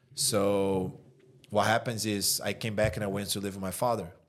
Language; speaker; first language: English; non-native, fluent; Portuguese